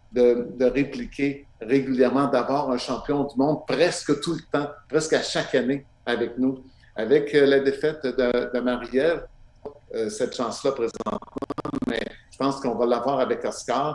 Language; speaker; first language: French; native; French